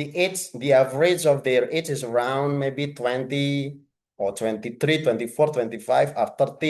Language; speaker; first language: English; non-native, fluent; Indonesian